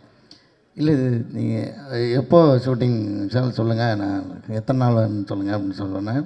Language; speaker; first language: Tamil; native; Tamil